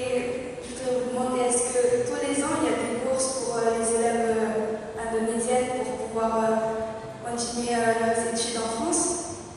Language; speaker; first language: French; early bilingual, other home language; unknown